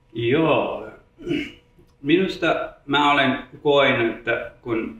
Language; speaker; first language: Finnish; non-native, learner; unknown